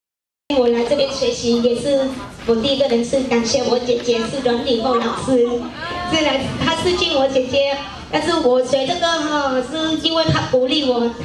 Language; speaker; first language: Chinese; non-native, fluent; Vietnamese